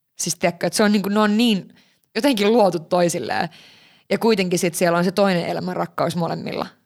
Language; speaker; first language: Finnish; early bilingual, heritage; Finnish